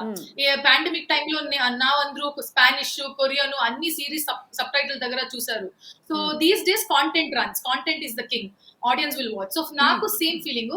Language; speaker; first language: Telugu; non-native, local second language; Kannada